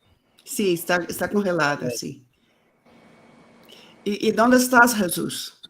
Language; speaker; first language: Spanish; non-native, learner; Portuguese